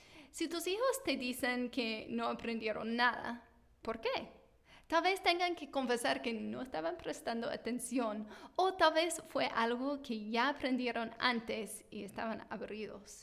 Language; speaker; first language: Spanish; non-native, fluent; English